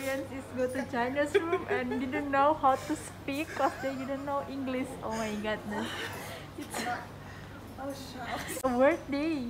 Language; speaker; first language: English; non-native, learner; Indonesian